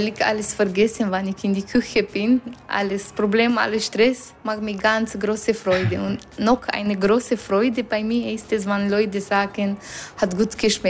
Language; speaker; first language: German; non-native, learner; Romanian